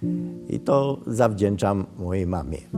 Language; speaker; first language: Polish; early bilingual, other home language; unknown